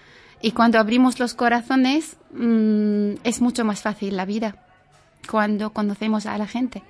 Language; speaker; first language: Spanish; non-native, fluent; Arabic